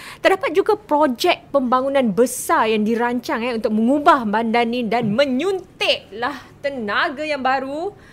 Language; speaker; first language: Malay; native; Malay